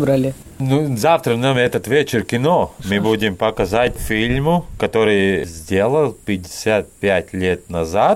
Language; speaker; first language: Russian; non-native, learner; Latvian